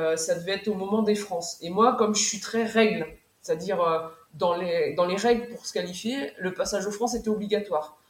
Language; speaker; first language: French; native; French